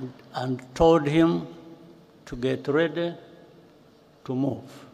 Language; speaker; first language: English; non-native, local second language; Kinyarwanda